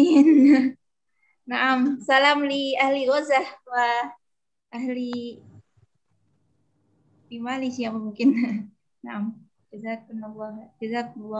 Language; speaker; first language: Arabic; non-native, learner; Indonesian